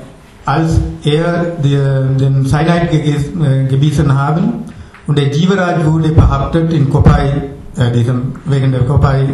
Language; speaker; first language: German; non-native, learner; Sinhala